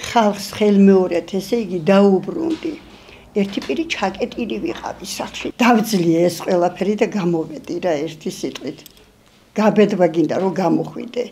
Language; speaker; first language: Georgian; native; Georgian